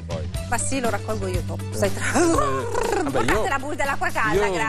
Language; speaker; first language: Italian; native; Italian